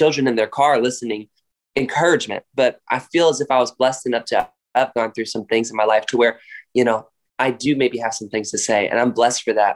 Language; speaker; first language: English; native; English